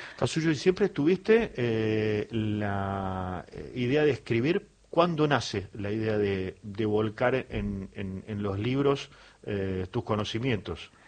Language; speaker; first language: Spanish; native; Spanish